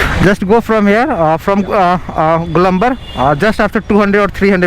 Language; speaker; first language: English; non-native, local second language; Hindi